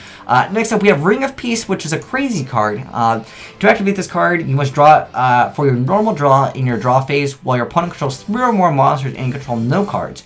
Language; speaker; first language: English; native; English